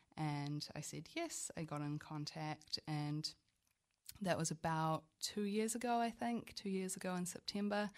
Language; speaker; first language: English; native; English